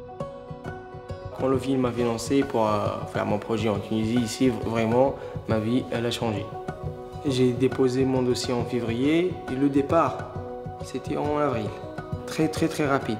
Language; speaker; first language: French; non-native, local second language; Arabic